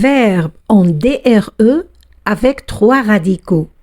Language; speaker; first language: French; non-native, fluent; Spanish